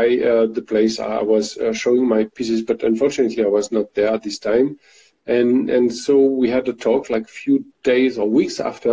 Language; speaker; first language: English; non-native, fluent; French